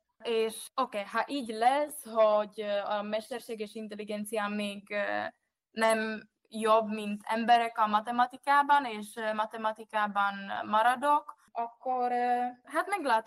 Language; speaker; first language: Hungarian; non-native, fluent; Czech